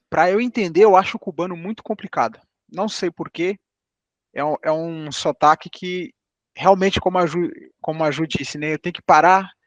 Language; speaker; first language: Portuguese; native; Portuguese